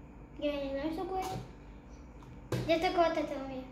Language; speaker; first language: Russian; early bilingual, heritage; Tajik